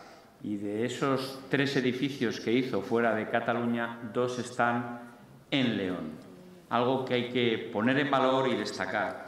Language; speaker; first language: Spanish; native; Spanish